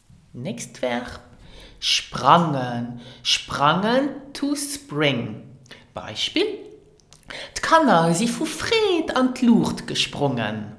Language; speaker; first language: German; non-native, learner; English